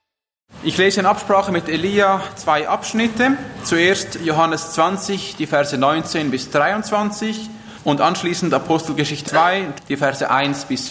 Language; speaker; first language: German; native; German